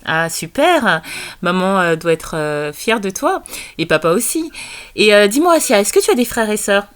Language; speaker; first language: French; native; French